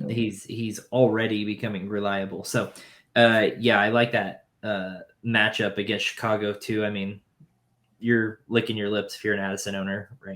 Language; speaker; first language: English; native; English